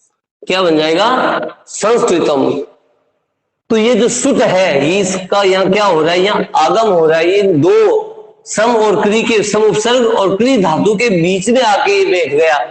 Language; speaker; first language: Hindi; native; Hindi